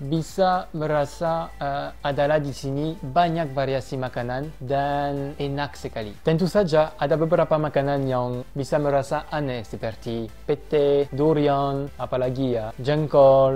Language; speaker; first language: Indonesian; non-native, fluent; French